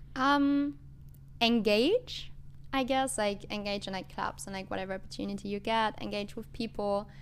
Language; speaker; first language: English; non-native, fluent; German